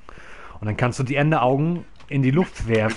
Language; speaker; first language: German; native; German